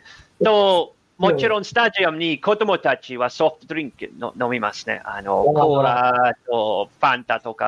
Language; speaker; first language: Japanese; non-native, learner; English